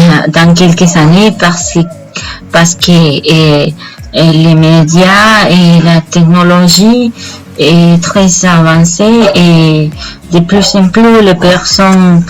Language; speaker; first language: French; non-native, learner; Spanish